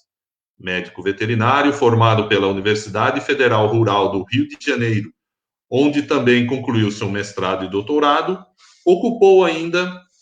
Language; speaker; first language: Portuguese; native; Portuguese